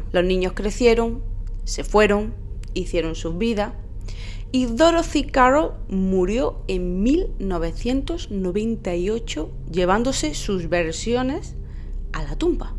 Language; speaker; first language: Spanish; native; Spanish